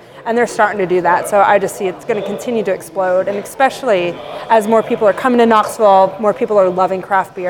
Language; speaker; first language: English; native; English